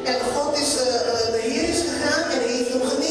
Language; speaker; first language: Dutch; non-native, local second language; Papiamento